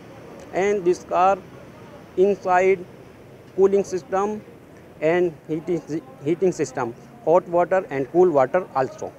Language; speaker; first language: English; non-native, learner; Korean